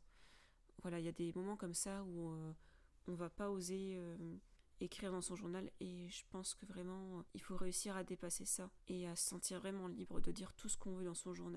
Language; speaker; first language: French; native; French